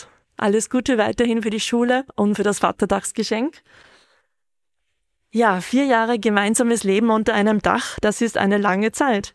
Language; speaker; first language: German; native; German